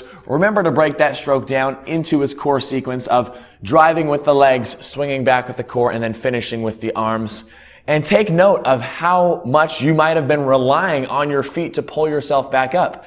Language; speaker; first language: English; native; English